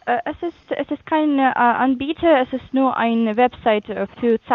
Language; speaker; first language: German; non-native, fluent; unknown